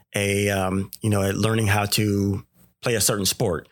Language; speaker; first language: English; native; English